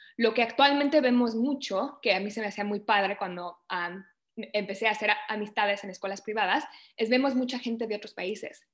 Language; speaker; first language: Spanish; early bilingual, other home language; English